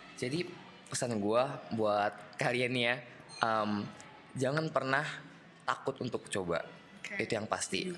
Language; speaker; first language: Indonesian; native; Indonesian